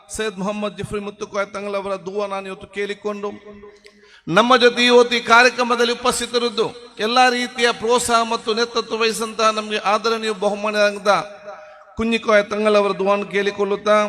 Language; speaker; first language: Kannada; non-native, local second language; Malayalam